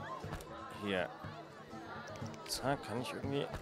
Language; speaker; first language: German; native; German